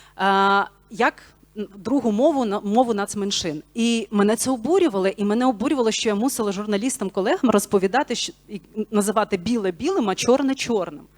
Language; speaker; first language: Ukrainian; non-native, local second language; Bulgarian